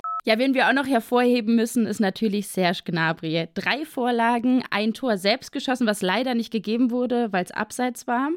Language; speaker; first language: German; native; German